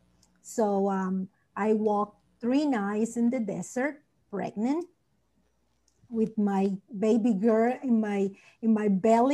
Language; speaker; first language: English; non-native, learner; Spanish